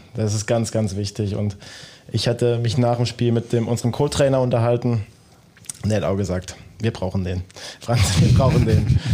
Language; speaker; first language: German; native; German